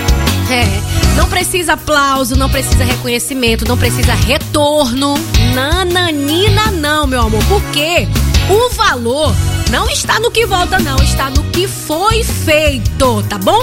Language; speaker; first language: Portuguese; native; Portuguese